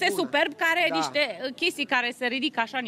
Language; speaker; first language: Romanian; native; Romanian